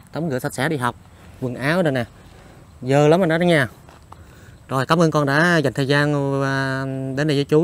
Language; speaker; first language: Vietnamese; native; Vietnamese